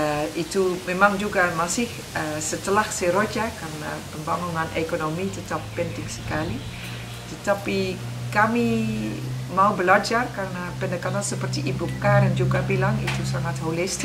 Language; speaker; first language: Indonesian; non-native, fluent; Dutch